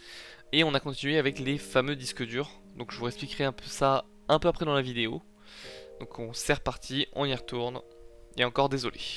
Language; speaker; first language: French; native; French